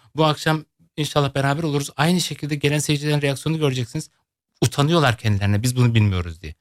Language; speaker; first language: Turkish; early bilingual, heritage; Turkish